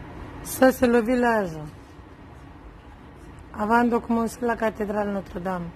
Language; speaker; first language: French; non-native, learner; Romanian